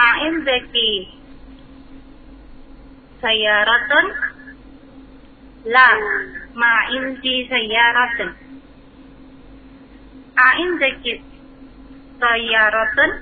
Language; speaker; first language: Arabic; non-native, learner; Indonesian